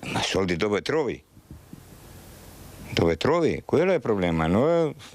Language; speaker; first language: Italian; non-native, learner; Macedonian